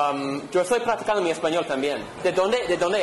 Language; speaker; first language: Spanish; non-native, learner; English